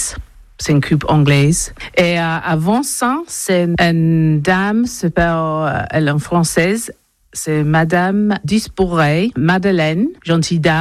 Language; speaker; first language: French; non-native, learner; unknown